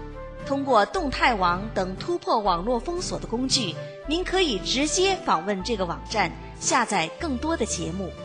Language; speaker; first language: Chinese; native; Chinese